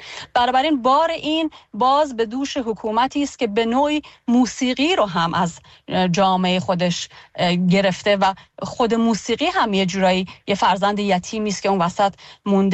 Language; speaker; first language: Persian; native; Persian